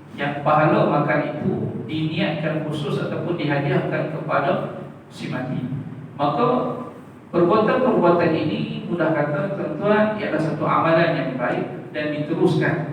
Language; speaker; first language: Malay; native; Malay